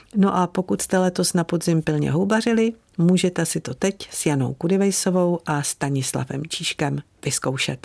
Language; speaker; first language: Czech; native; Czech